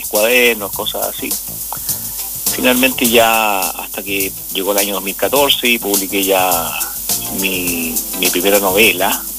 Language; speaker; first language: Spanish; native; Spanish